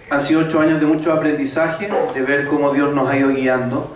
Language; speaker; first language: Spanish; native; Spanish